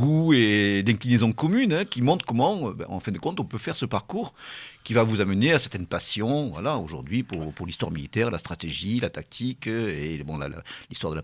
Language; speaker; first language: French; native; French